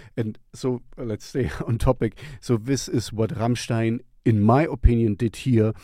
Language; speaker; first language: English; non-native, fluent; German